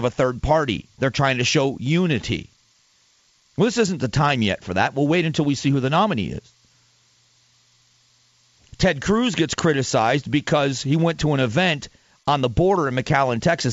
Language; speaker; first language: English; native; English